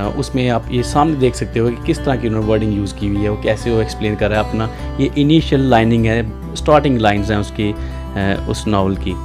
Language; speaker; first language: Hindi; native; Hindi